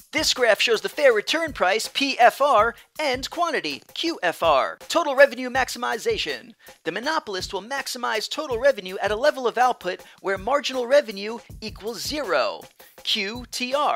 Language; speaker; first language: English; native; English